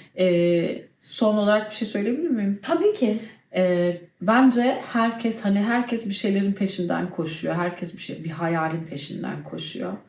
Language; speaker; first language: Turkish; early bilingual, heritage; Turkish